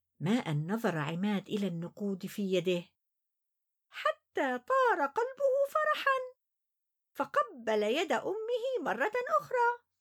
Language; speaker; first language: Arabic; native; Arabic